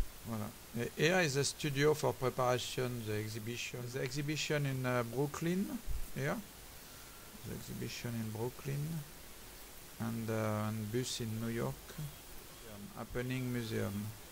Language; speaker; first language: English; non-native, learner; French